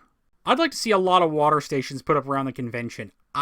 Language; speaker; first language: English; native; English